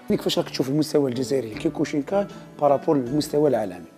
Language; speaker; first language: Arabic; native; Arabic